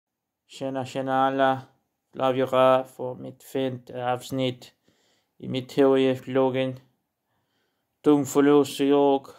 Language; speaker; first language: Swedish; non-native, learner; Portuguese